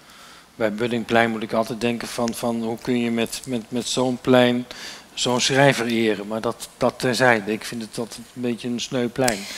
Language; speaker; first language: Dutch; native; Dutch